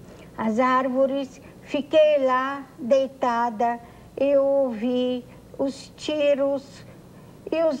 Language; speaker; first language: Portuguese; non-native, fluent; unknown